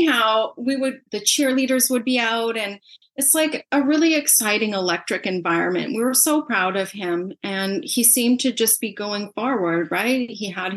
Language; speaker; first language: English; native; English